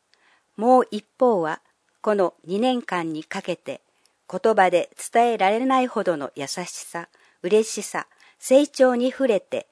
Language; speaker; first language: Japanese; non-native, fluent; English